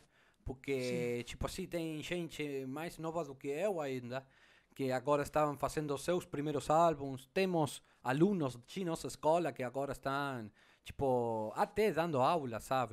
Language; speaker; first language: Portuguese; non-native, learner; Spanish